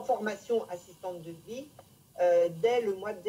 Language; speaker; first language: French; native; French